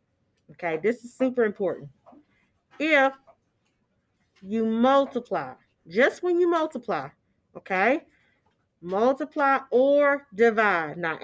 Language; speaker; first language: English; native; English